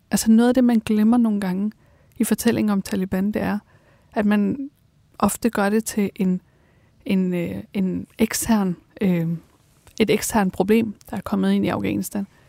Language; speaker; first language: Danish; early bilingual, other home language; Persian